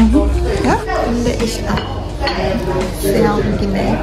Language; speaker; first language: German; early bilingual, other home language; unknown